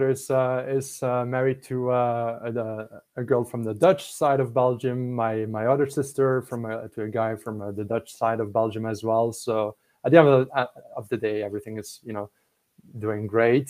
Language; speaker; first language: English; non-native, fluent; French